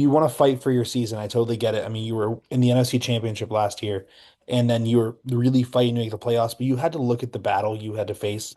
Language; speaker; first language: English; native; English